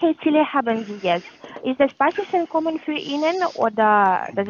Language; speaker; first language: German; non-native, learner; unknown